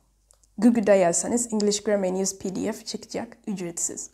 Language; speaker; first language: Turkish; non-native, learner; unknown